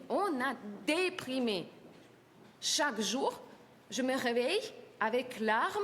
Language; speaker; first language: French; non-native, learner; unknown